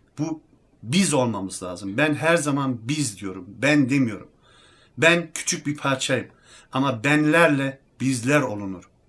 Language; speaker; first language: Turkish; early bilingual, heritage; Turkish